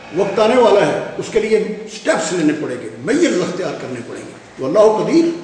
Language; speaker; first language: Urdu; non-native, local second language; Punjabi